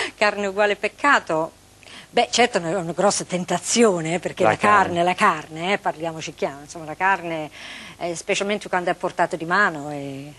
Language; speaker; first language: Italian; non-native, fluent; English